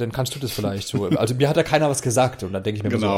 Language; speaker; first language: German; native; German